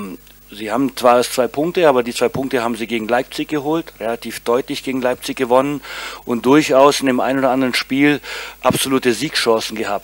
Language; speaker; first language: German; native; German